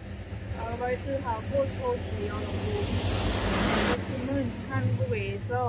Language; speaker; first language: Korean; non-native, learner; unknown